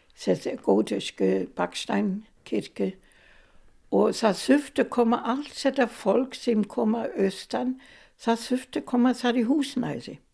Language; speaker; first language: Icelandic; non-native, fluent; German